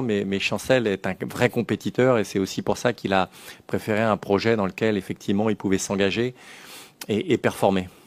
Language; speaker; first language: French; native; French